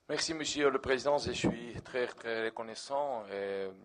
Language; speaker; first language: French; non-native, learner; Georgian